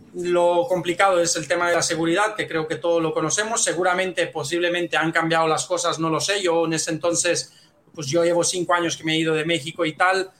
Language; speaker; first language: Spanish; non-native, fluent; Romanian